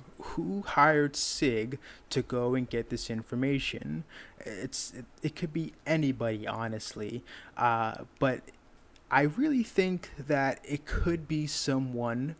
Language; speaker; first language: English; native; English